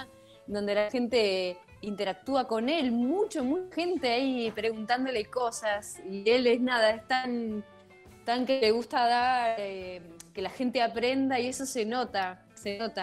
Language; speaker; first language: Portuguese; non-native, learner; Spanish